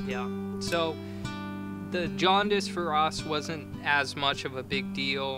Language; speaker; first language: English; native; English